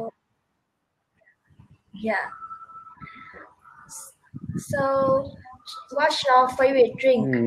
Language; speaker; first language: English; non-native, learner; Vietnamese